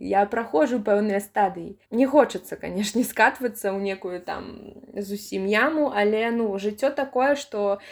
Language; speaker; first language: Belarusian; native; Belarusian